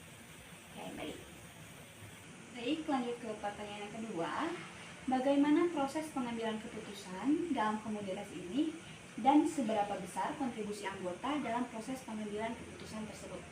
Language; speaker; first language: Indonesian; native; Indonesian